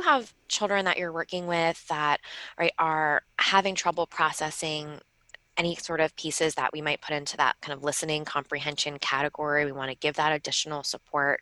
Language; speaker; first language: English; native; English